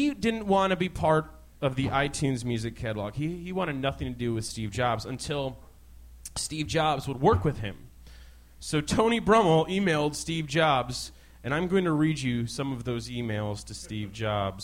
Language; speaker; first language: English; native; English